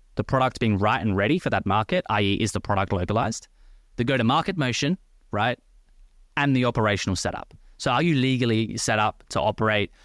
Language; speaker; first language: English; native; English